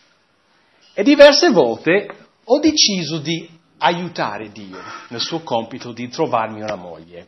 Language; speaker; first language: Italian; non-native, fluent; English